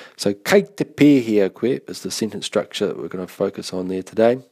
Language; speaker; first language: English; native; English